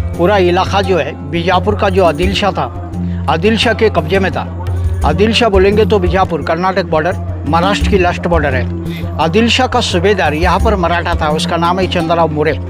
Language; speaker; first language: Hindi; non-native, local second language; Marathi